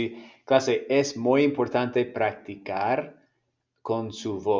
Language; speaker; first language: Spanish; non-native, fluent; English